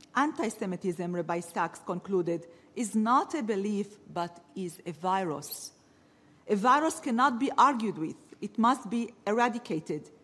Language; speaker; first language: English; early bilingual, other home language; Arabic